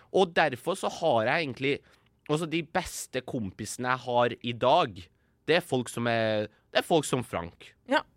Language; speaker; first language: Norwegian; early bilingual, other home language; Persian